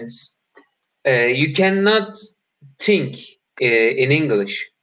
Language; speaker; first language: English; non-native, learner; Turkish